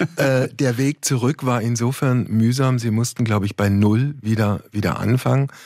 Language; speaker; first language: German; native; German